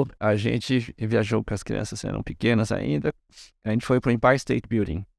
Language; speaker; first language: Portuguese; early bilingual, other home language; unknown